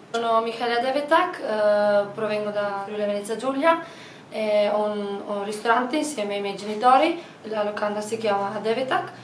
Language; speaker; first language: Italian; non-native, local second language; Slovenian